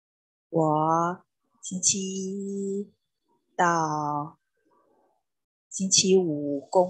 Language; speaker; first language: Chinese; non-native, learner; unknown